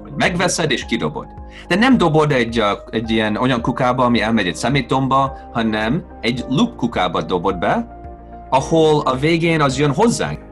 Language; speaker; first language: Hungarian; early bilingual, heritage; Hungarian